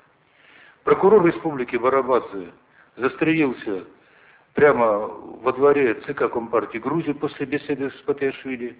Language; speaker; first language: Russian; non-native, local second language; Ossetic